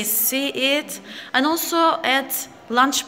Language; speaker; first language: English; non-native, learner; Turkish